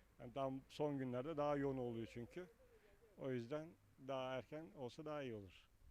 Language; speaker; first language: Turkish; native; Turkish